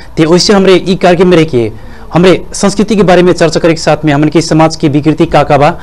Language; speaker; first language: Bhojpuri; non-native, local second language; Rana Tharu